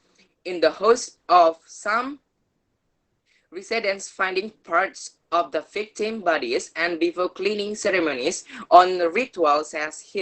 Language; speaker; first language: English; non-native, learner; Indonesian